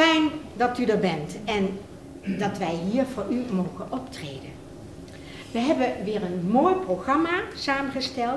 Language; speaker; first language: Dutch; native; Dutch